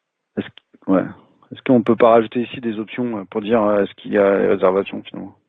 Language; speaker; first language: French; native; French